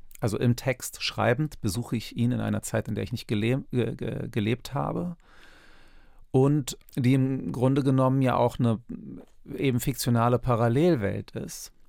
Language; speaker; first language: German; early bilingual, other home language; Turkish